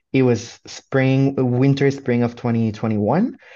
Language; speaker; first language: English; non-native, fluent; Spanish